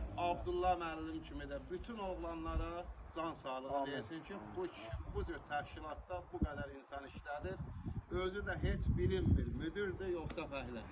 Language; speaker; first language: Azerbaijani; native; Azerbaijani